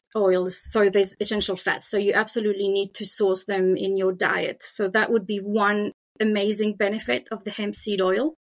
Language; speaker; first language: English; non-native, fluent; French